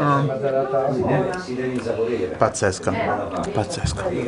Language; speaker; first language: Italian; native; Italian